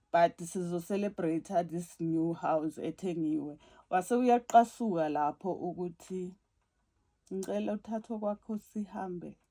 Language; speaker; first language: Zulu; non-native, local second language; South Ndebele